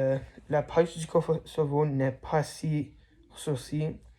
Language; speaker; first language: French; non-native, learner; English